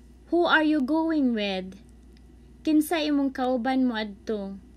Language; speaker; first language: English; non-native, local second language; Cebuano